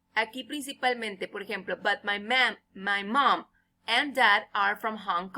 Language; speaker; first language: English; non-native, fluent; Spanish